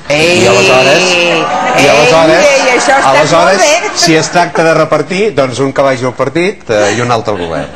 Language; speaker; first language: Catalan; native; Catalan